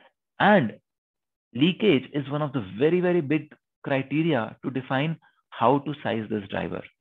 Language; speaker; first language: English; non-native, local second language; Hindi